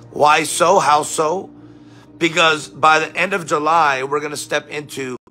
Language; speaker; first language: English; native; English